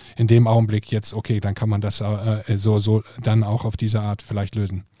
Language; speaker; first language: German; non-native, fluent; Icelandic